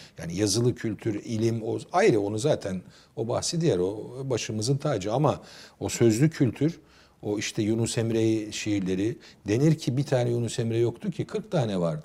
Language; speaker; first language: Turkish; native; Turkish